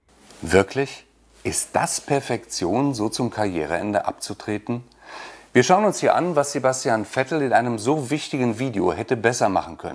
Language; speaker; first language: German; native; German